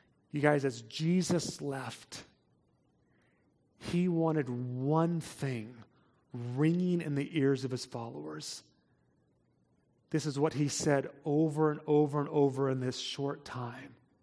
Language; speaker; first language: English; native; English